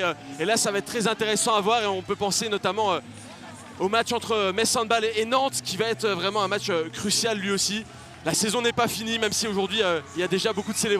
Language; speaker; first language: French; native; French